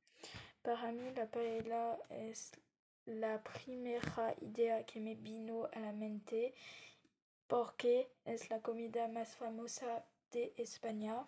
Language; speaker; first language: Spanish; non-native, learner; French